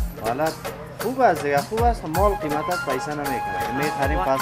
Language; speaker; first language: Persian; native; Persian